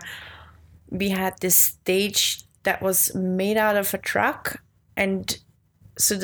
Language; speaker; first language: English; non-native, fluent; Swiss German